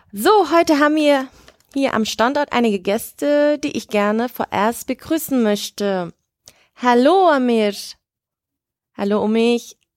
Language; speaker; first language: German; native; German